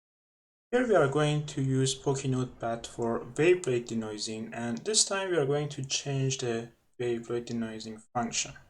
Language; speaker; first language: English; non-native, fluent; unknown